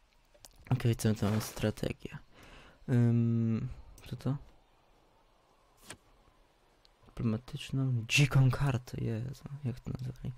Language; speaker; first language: Polish; early bilingual, heritage; Polish